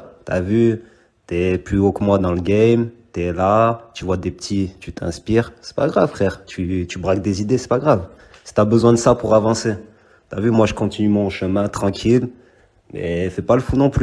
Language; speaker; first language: French; native; French